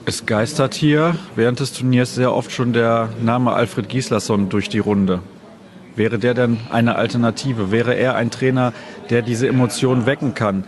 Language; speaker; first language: German; native; German